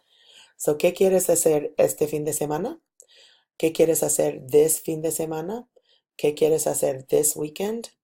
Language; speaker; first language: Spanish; non-native, fluent; English